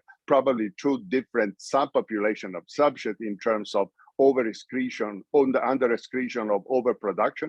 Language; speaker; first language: English; non-native, fluent; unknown